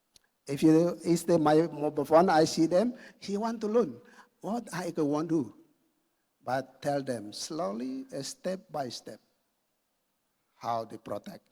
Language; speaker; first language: English; non-native, learner; Indonesian